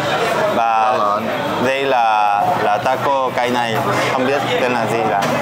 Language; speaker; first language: Vietnamese; non-native, learner; Spanish